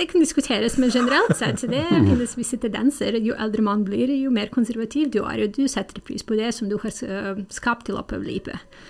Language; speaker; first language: Norwegian; non-native, fluent; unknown